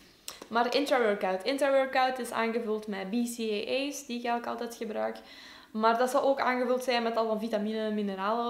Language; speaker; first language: Dutch; native; Dutch